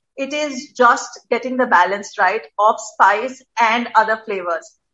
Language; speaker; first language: English; non-native, local second language; Gujarati